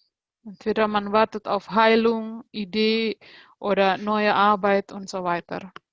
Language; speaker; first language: German; non-native, fluent; Indonesian